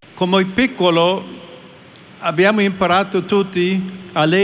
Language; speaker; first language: Italian; non-native, fluent; English